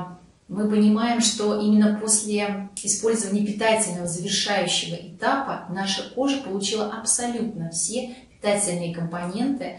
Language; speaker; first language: Russian; native; Russian